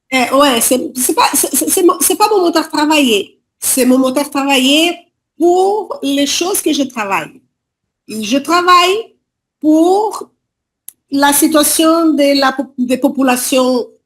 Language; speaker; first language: French; non-native, learner; Portuguese